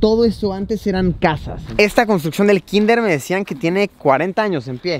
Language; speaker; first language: Spanish; native; Spanish